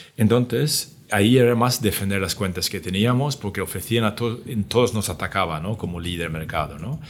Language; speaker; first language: Spanish; non-native, fluent; Swedish